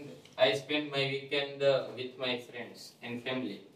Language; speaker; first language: English; non-native, learner; Gujarati